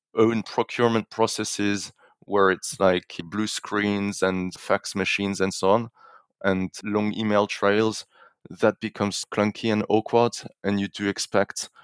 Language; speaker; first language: English; non-native, fluent; French